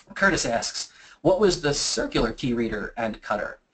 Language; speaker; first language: English; native; English